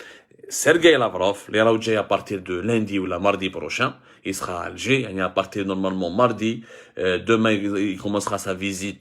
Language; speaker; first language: French; non-native, local second language; Arabic